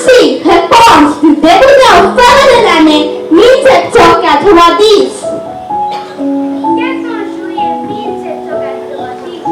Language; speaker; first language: French; non-native, learner; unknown